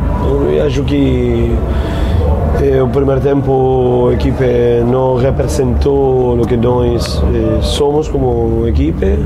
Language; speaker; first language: Portuguese; non-native, fluent; Spanish